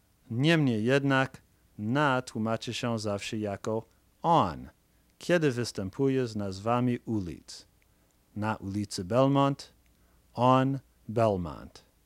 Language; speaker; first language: Polish; non-native, fluent; English